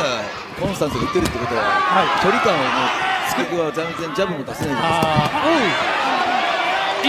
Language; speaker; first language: Japanese; native; Japanese